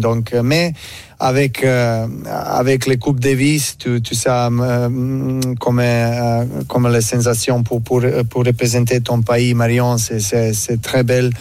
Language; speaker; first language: French; non-native, learner; Serbian